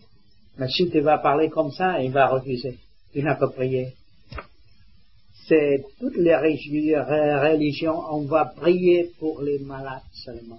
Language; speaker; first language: French; non-native, learner; Vietnamese